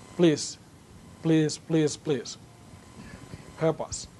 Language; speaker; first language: English; non-native, local second language; Nyanja